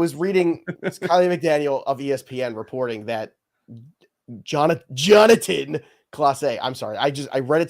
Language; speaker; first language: English; native; English